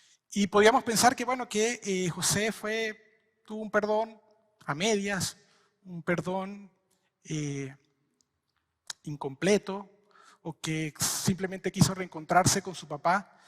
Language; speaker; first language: Spanish; native; Spanish